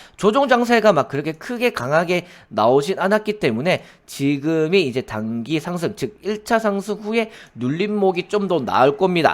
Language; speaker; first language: Korean; native; Korean